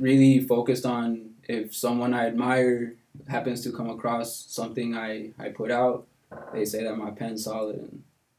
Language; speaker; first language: English; native; English